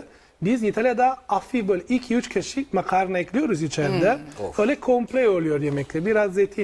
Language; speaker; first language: Turkish; non-native, learner; Italian